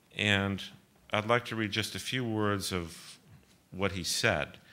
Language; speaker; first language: English; native; English